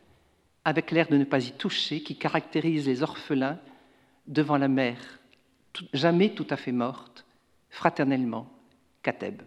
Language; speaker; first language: French; native; French